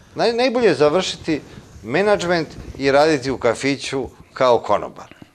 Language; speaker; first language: Serbian; native; Serbian